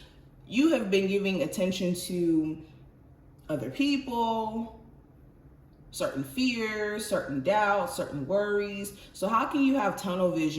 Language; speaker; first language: English; native; English